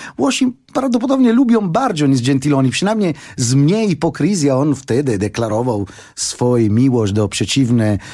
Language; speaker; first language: Polish; non-native, fluent; Italian